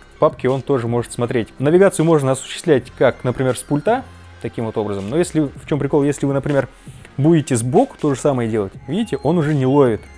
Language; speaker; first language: Russian; native; Russian